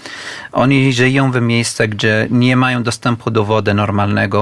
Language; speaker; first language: Polish; non-native, fluent; Arabic